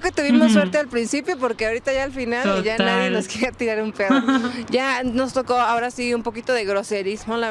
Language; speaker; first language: Spanish; native; Spanish